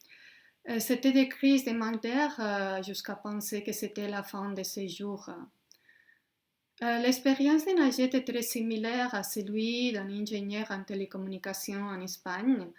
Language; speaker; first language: French; non-native, fluent; Spanish